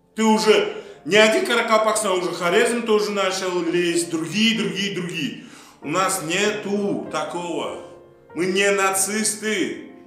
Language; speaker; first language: Russian; non-native, local second language; Uzbek